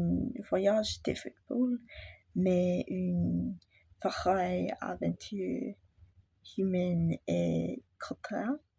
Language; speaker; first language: French; non-native, learner; English